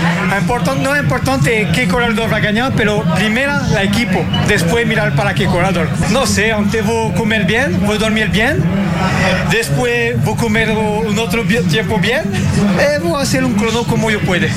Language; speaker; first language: Portuguese; non-native, learner; French